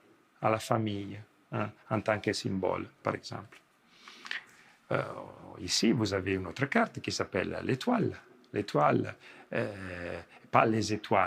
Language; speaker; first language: French; non-native, fluent; Italian